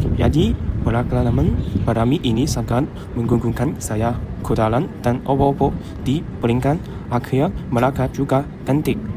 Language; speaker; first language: Malay; non-native, learner; Chinese